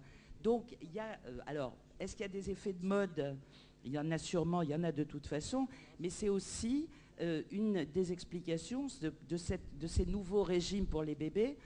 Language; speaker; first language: French; native; French